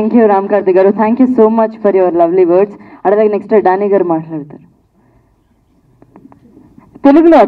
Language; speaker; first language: Telugu; native; Telugu